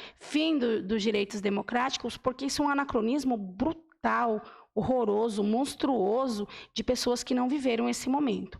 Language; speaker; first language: Portuguese; native; Portuguese